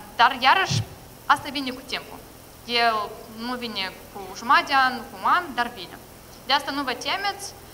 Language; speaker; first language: Romanian; non-native, local second language; Russian